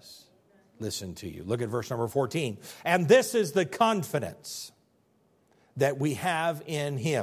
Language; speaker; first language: English; native; English